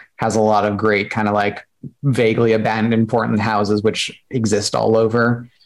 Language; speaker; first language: English; native; English